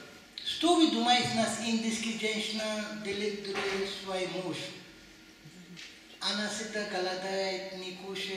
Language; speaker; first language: Russian; non-native, learner; Hindi